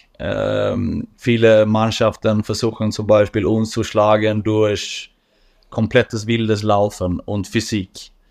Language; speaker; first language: German; non-native, fluent; Swedish